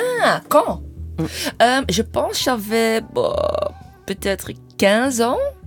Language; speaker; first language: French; non-native, fluent; English